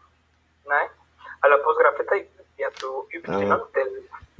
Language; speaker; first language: Greek; non-native, learner; Spanish